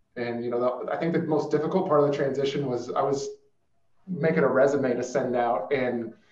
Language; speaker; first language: English; native; English